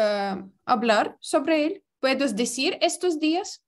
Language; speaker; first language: Spanish; non-native, fluent; Ukrainian